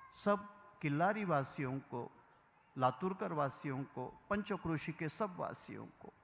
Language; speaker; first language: Hindi; non-native, local second language; Marathi